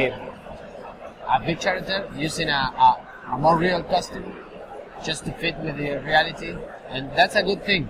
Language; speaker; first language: English; non-native, learner; Spanish